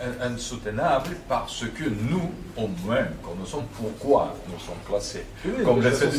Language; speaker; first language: French; non-native, fluent; Russian